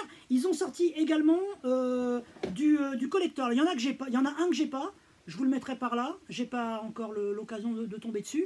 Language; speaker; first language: French; native; French